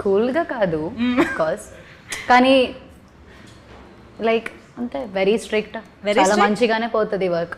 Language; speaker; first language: Telugu; non-native, learner; Malayalam